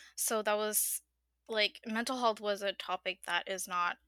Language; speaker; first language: English; non-native, fluent; Burmese